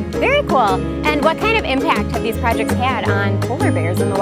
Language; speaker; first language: English; native; English